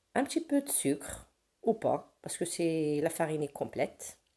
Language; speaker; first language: French; non-native, local second language; Arabic